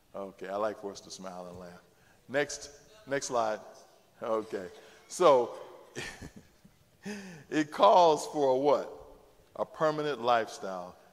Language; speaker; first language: English; native; English